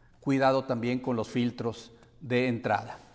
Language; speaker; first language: Spanish; native; Spanish